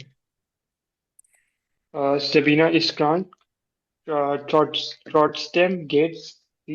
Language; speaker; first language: German; non-native, learner; Urdu